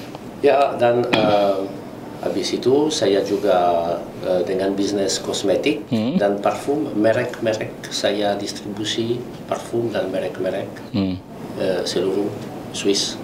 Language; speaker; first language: Indonesian; non-native, learner; Italian